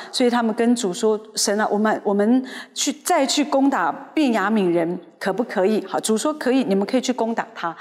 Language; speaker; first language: Chinese; native; Chinese